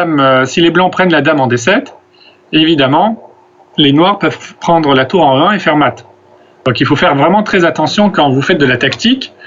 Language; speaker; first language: French; native; French